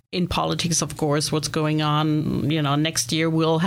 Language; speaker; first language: English; non-native, fluent; German